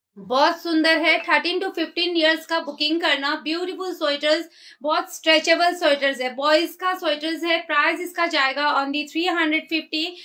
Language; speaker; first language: Hindi; native; Hindi